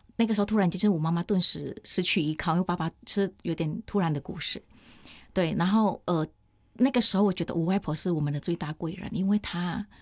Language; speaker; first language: Chinese; early bilingual, heritage; Chinese